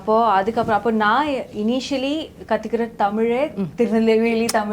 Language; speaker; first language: Tamil; non-native, fluent; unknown